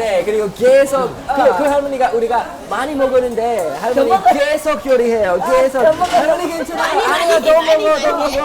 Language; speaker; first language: Korean; non-native, fluent; English